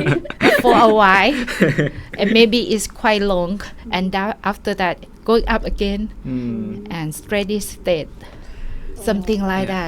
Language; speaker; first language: English; non-native, learner; Thai